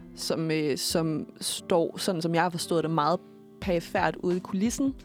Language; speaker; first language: Danish; native; Danish